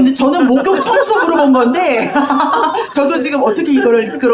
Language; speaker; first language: Korean; native; Korean